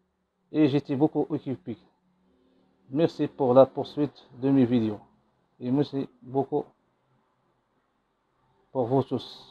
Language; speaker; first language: French; non-native, local second language; Arabic